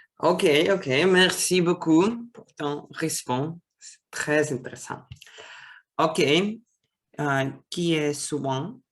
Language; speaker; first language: French; non-native, fluent; Russian